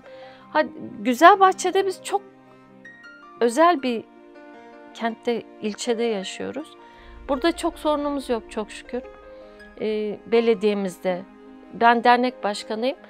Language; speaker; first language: Turkish; native; Turkish